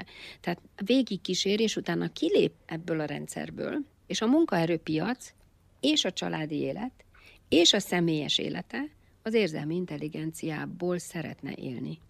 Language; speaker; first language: Hungarian; native; Hungarian